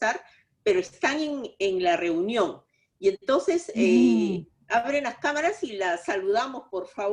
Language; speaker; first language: Spanish; native; Spanish